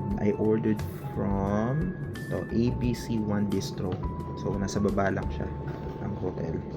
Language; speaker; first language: Filipino; native; Filipino